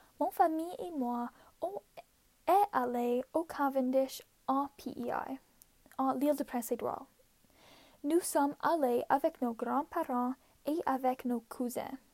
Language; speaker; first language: French; non-native, local second language; English